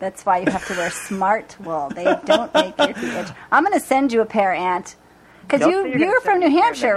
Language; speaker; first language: English; native; English